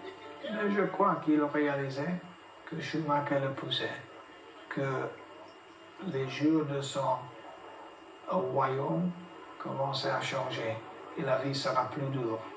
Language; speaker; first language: French; non-native, fluent; English